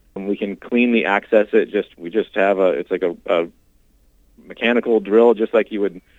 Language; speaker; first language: English; native; English